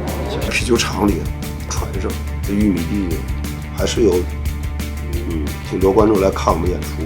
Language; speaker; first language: Chinese; native; Chinese